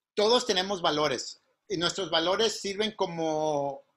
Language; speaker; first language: Spanish; native; Spanish